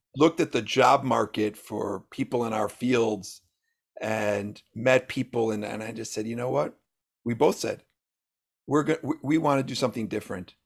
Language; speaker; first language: English; native; English